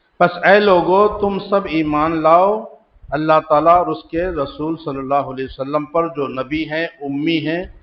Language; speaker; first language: Urdu; native; Urdu